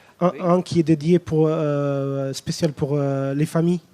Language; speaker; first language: French; non-native, fluent; Romanian